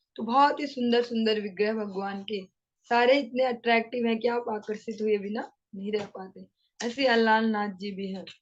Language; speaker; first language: Hindi; non-native, local second language; Bangla